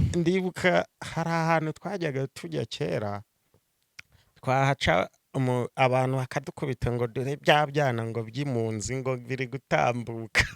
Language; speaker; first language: Kinyarwanda; early bilingual, other home language; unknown